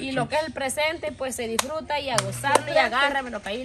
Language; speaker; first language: Spanish; native; Spanish